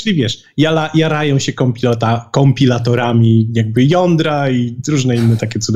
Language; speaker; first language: Polish; native; Polish